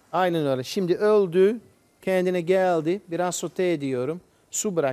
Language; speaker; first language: Turkish; non-native, fluent; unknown